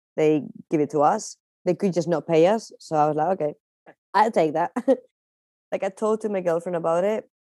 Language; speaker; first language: English; non-native, fluent; Spanish